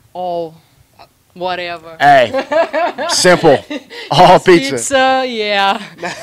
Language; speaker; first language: English; non-native, learner; Portuguese